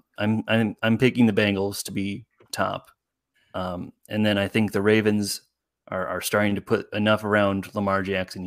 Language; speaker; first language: English; native; English